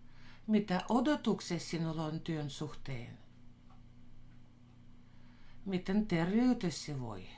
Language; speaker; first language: Finnish; non-native, fluent; Russian